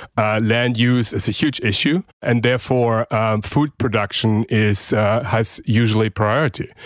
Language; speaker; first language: English; non-native, fluent; German